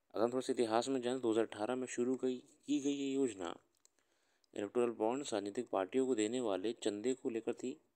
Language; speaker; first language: Hindi; native; Hindi